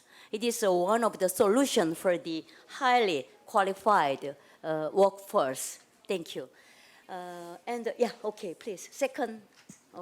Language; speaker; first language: English; non-native, learner; Korean